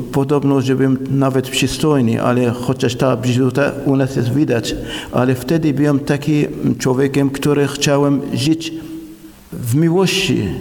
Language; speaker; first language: Polish; non-native, fluent; Arabic